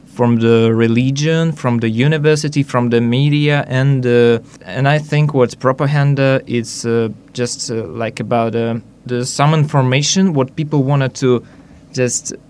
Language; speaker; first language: English; non-native, learner; Hungarian